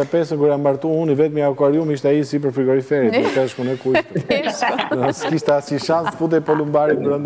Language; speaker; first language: Albanian; native; Albanian